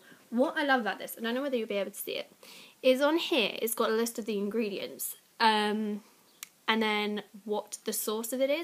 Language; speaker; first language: English; native; English